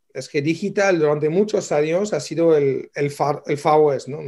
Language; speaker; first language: Spanish; non-native, fluent; French